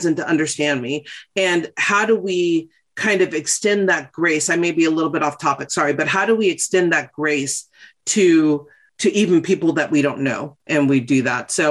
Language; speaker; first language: English; native; English